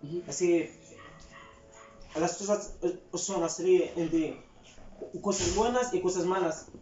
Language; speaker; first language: Spanish; non-native, fluent; Haitian Creole